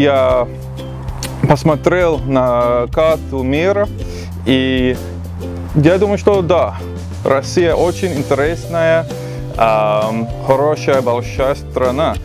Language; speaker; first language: Russian; non-native, learner; English